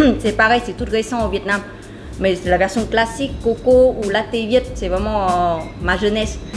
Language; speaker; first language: French; non-native, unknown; Vietnamese